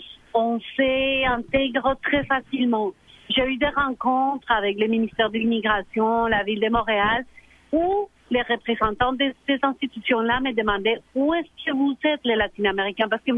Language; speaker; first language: French; non-native, fluent; Spanish